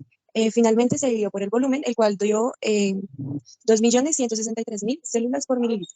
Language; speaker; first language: Spanish; native; Spanish